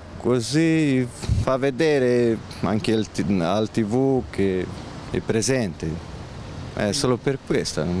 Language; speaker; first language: Italian; non-native, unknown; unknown